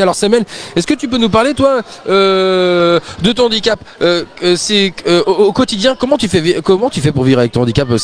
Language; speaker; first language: French; native; French